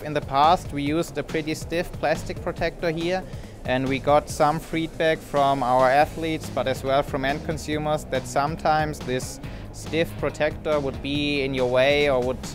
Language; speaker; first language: English; non-native, fluent; German